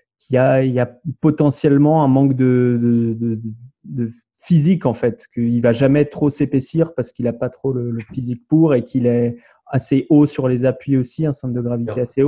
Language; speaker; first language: French; native; French